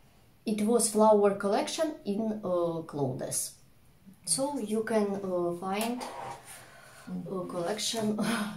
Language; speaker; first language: English; non-native, fluent; Russian